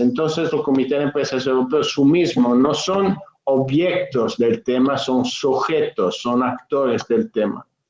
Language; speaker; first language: Spanish; non-native, fluent; Italian